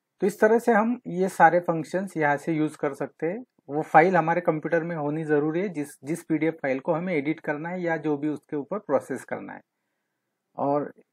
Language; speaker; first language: Hindi; non-native, local second language; Marathi